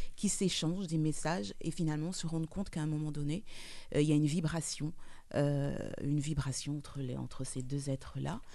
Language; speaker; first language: French; native; French